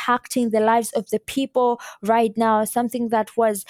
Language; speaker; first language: English; non-native, local second language; Ganda